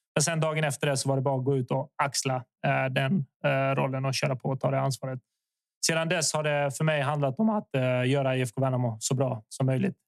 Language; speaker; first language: Swedish; early bilingual, other home language; Bosnian